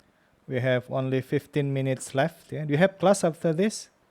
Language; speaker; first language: English; non-native, fluent; Indonesian